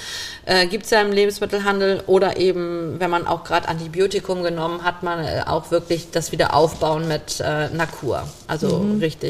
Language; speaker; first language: German; native; German